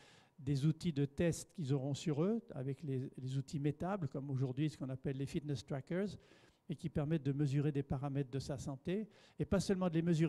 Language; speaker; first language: French; native; French